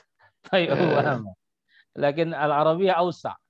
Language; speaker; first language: Arabic; non-native, fluent; Malay